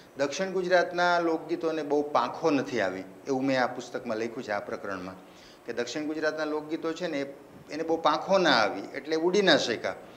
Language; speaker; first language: Gujarati; native; Gujarati